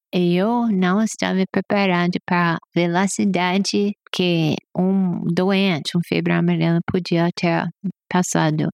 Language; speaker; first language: Portuguese; non-native, fluent; English